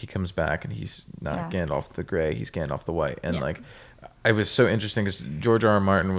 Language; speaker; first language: English; native; English